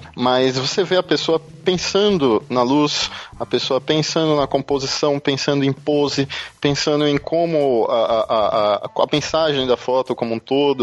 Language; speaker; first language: Portuguese; native; Portuguese